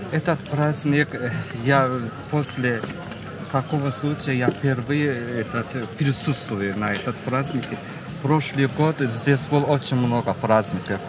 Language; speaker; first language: Russian; non-native, local second language; Azerbaijani